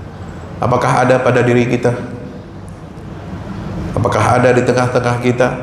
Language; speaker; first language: Indonesian; native; Indonesian